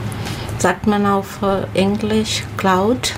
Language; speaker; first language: German; non-native, learner; Bangla